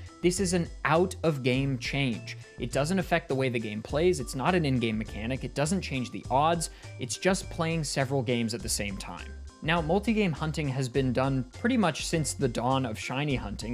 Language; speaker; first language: English; native; English